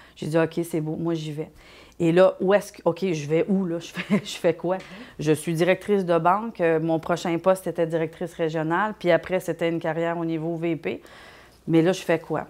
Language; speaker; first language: French; native; French